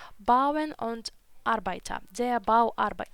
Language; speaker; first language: German; non-native, fluent; Ukrainian